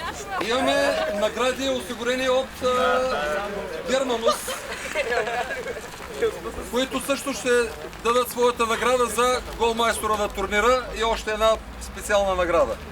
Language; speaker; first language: Bulgarian; native; Bulgarian